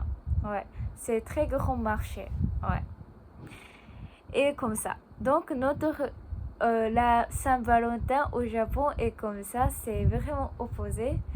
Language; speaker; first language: French; non-native, learner; Japanese